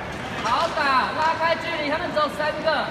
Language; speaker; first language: Chinese; native; Chinese